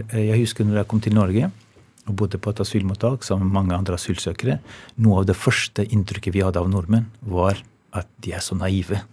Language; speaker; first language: Norwegian; non-native, fluent; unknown